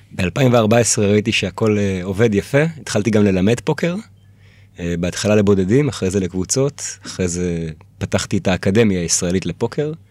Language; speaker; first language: Hebrew; early bilingual, other home language; Russian